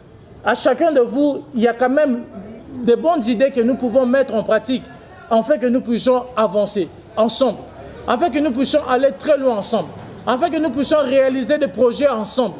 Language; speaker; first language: French; non-native, local second language; Lingala